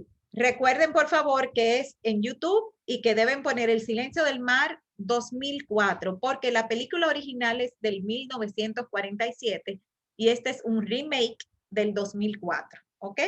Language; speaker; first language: Spanish; native; Spanish